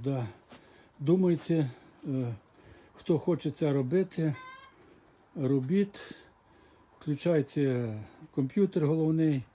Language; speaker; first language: Ukrainian; native; Ukrainian